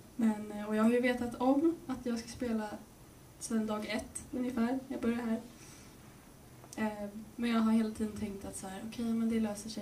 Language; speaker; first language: Swedish; native; Swedish